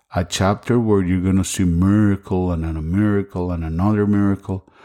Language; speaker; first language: English; non-native, fluent; Spanish